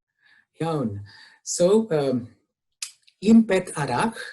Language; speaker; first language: Welsh; non-native, fluent; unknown